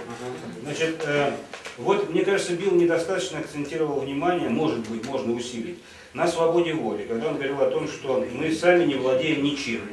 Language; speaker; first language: Russian; native; Russian